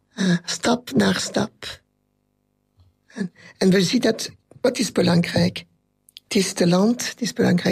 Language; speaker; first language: Dutch; non-native, local second language; French